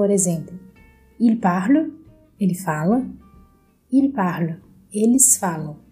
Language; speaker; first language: French; non-native, fluent; Portuguese